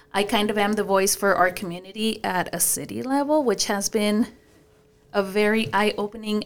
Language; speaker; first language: English; early bilingual, other home language; Spanish